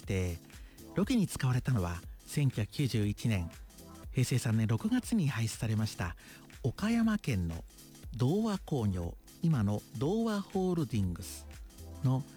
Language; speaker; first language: Japanese; native; Japanese